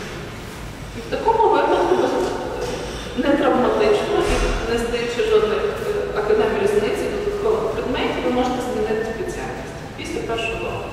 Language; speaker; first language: Ukrainian; native; Ukrainian